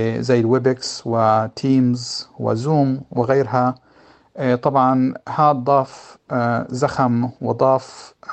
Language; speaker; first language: Arabic; native; Arabic